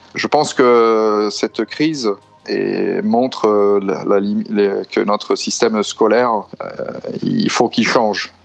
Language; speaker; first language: French; non-native, fluent; Portuguese